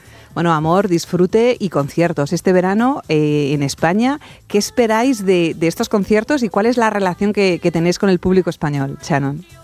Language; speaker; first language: Spanish; native; Spanish